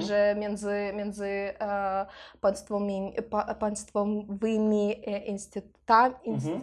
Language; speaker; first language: Polish; non-native, learner; Russian